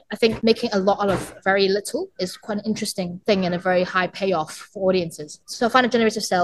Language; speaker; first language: English; non-native, local second language; Cantonese